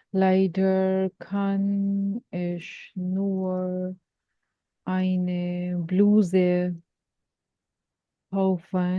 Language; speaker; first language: German; non-native, fluent; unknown